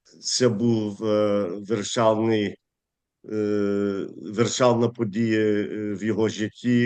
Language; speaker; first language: Ukrainian; early bilingual, heritage; Ukrainian